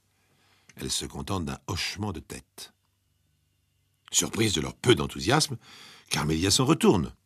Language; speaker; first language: French; native; French